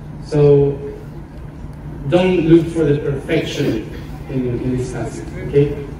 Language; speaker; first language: English; non-native, fluent; Spanish